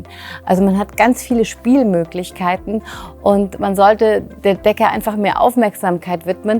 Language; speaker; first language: German; native; German